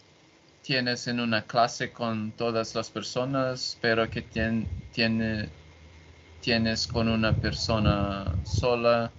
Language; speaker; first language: Spanish; non-native, learner; Portuguese